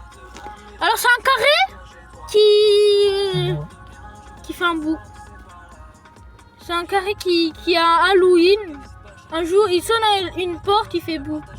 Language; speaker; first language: French; early bilingual, other home language; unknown